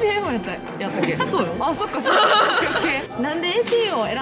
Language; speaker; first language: Japanese; native; Japanese